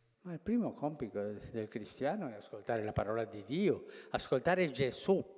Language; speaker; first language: Italian; non-native, fluent; Spanish